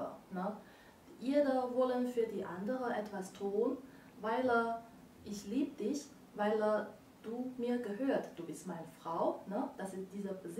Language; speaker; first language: German; non-native, learner; Chinese